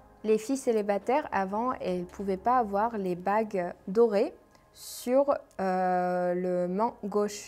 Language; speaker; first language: French; non-native, fluent; Armenian